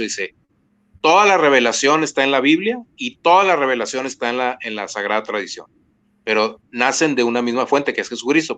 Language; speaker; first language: Spanish; native; Spanish